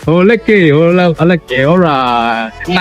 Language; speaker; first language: English; non-native, learner; Indonesian